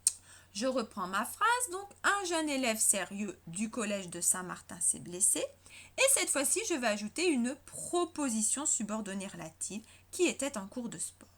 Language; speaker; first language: French; native; French